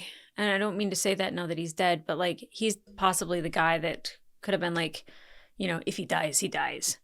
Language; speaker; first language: English; native; English